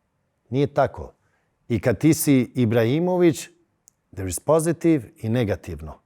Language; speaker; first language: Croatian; early bilingual, heritage; Bosnian